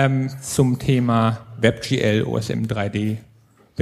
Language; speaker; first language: German; native; German